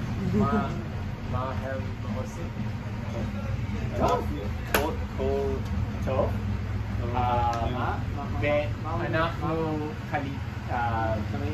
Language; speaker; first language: Hebrew; non-native, learner; English